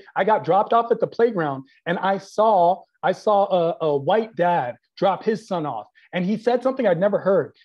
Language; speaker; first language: English; early bilingual, other home language; Persian